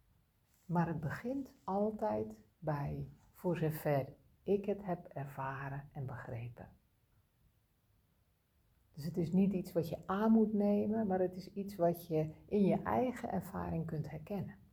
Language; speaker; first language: Dutch; native; Dutch